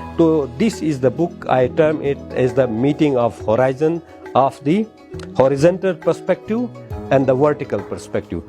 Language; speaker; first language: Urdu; non-native, local second language; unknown